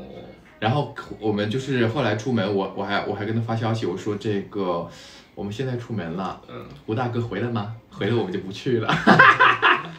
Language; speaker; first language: Chinese; native; Chinese